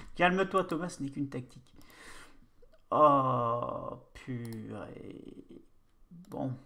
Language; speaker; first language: French; native; French